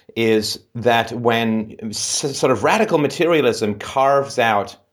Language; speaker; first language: English; native; English